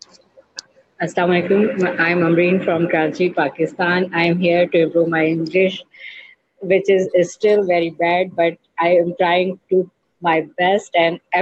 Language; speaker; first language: English; non-native, learner; Urdu